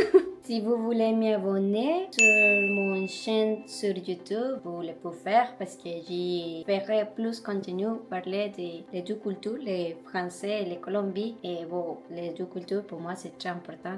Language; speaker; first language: French; non-native, learner; Spanish